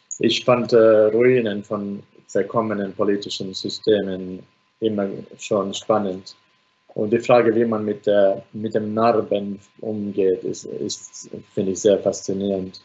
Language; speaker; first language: German; non-native, fluent; Finnish